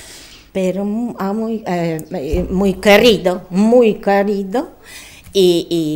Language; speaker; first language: Spanish; non-native, learner; Polish